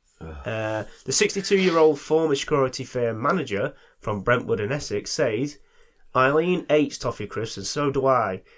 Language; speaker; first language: English; native; English